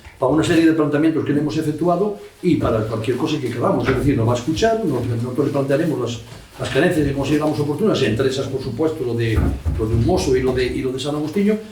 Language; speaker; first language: Spanish; non-native, local second language; Galician